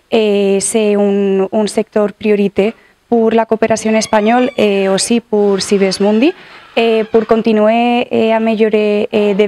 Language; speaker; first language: French; non-native, learner; Catalan